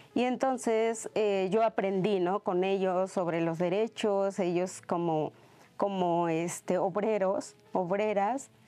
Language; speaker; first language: Spanish; non-native, local second language; Mixtepec Mixtec